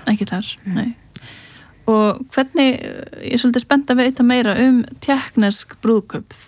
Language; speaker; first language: Icelandic; native; Icelandic